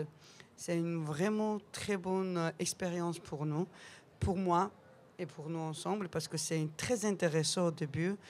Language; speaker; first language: French; non-native, learner; Georgian